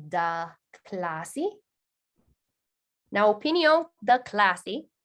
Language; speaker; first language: Portuguese; non-native, fluent; English